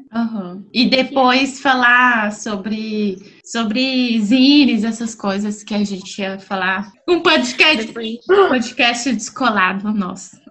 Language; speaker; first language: Portuguese; native; Portuguese